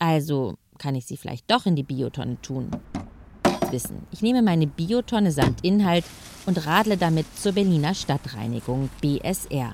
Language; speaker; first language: German; native; German